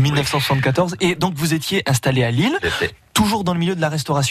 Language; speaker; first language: French; native; French